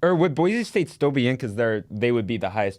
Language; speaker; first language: English; native; English